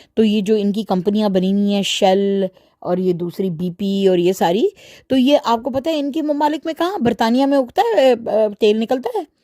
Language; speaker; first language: Urdu; early bilingual, heritage; Urdu